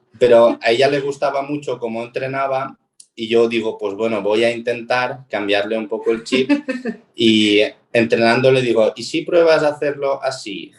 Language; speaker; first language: Spanish; early bilingual, other home language; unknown